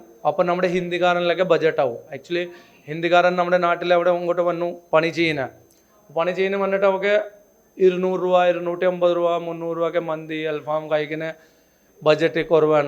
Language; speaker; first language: Malayalam; non-native, local second language; Hindi